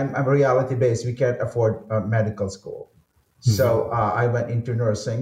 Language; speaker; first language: English; non-native, local second language; Filipino